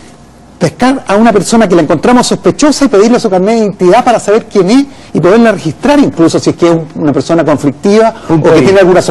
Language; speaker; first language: Spanish; native; Spanish